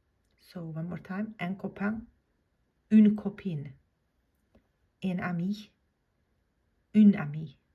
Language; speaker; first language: French; non-native, fluent; English